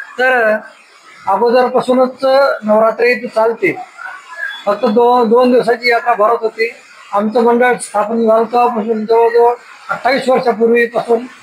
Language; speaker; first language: Marathi; native; Marathi